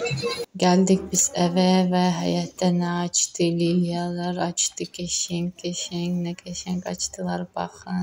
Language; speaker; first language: Turkish; non-native, learner; Azerbaijani